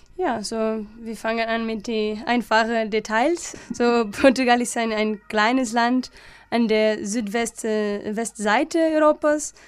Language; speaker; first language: German; non-native, learner; Portuguese